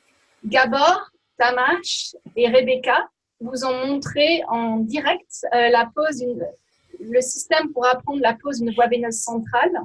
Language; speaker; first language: French; native; French